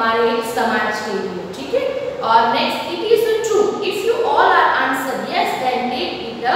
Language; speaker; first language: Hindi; non-native, local second language; Gujarati